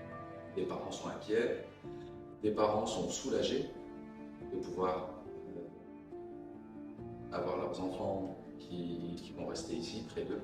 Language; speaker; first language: French; native; French